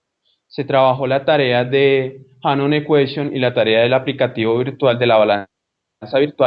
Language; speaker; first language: Spanish; native; Spanish